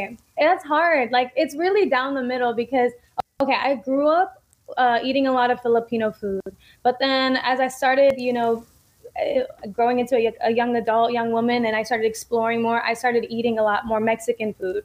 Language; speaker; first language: English; native; English